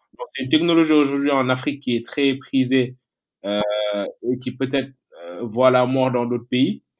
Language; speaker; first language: French; non-native, local second language; Wolof